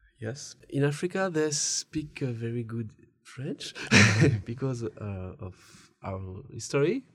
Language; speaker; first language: English; non-native, learner; French